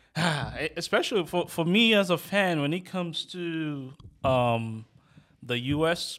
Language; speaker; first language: English; non-native, local second language; Yoruba